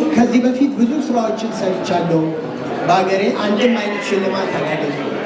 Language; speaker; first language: Amharic; native; Amharic